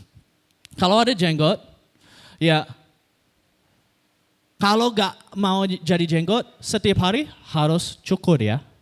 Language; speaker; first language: Indonesian; non-native, fluent; English